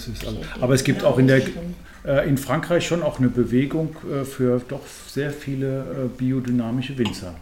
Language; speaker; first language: German; native; German